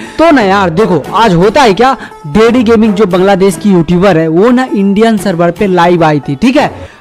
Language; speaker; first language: Hindi; native; Hindi